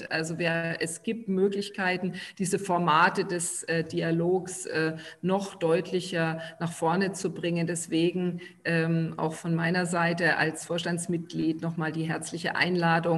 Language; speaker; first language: German; native; German